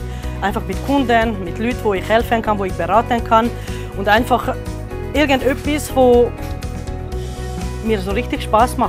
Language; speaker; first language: German; non-native, fluent; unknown